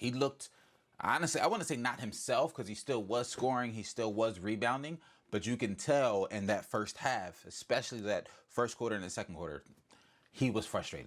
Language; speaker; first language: English; native; English